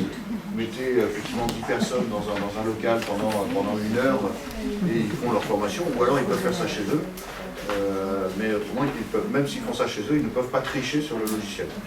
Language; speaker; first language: French; native; French